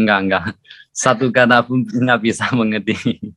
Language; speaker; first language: Indonesian; non-native, learner; Chinese